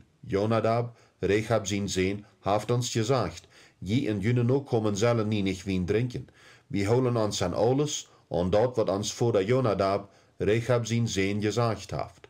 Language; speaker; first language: German; early bilingual, heritage; Plautdietsch